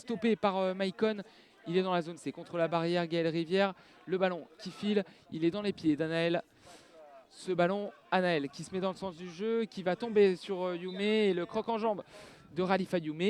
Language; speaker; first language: French; native; French